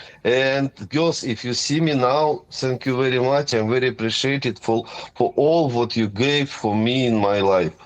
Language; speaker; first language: English; non-native, fluent; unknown